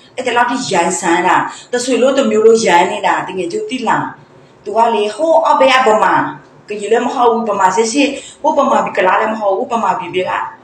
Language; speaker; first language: Burmese; non-native, local second language; Karen languages